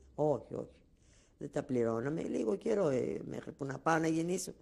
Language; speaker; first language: Greek; non-native, local second language; Ladino